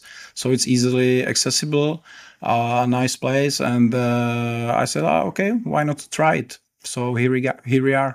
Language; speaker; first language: English; non-native, fluent; Czech